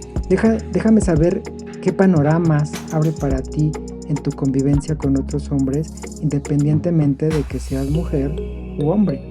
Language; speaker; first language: Spanish; native; Spanish